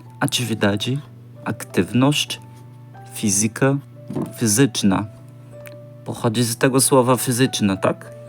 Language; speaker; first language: Polish; non-native, learner; Portuguese